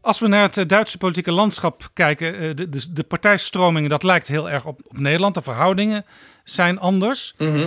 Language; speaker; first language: Dutch; native; Dutch